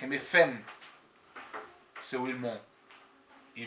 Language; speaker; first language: Portuguese; non-native, learner; Haitian Creole